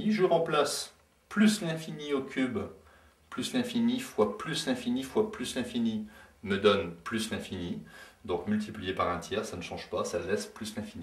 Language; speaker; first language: French; native; French